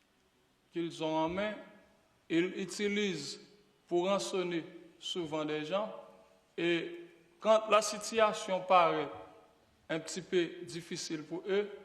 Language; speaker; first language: French; non-native, local second language; Haitian Creole